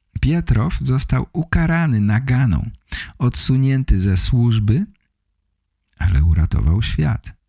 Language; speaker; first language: Polish; native; Polish